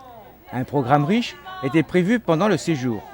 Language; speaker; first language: French; native; French